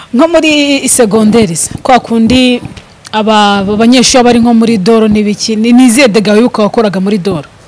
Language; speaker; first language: Kinyarwanda; native; Kinyarwanda